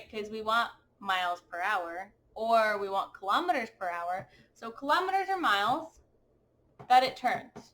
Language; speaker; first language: English; native; English